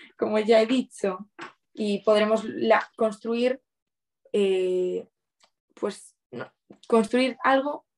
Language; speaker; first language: Spanish; native; Spanish